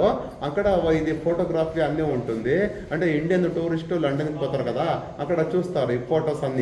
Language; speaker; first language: Telugu; non-native, local second language; Kannada